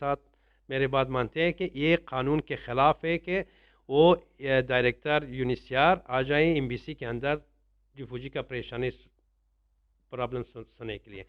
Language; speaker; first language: Hindi; non-native, learner; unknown